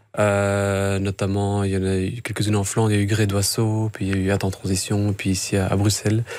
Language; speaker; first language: French; native; French